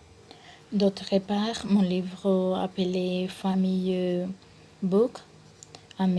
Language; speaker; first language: French; non-native, learner; Spanish